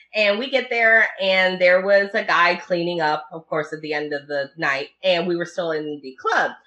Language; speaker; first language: English; early bilingual, other home language; Italian